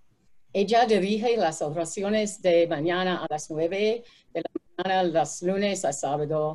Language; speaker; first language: Spanish; non-native, fluent; English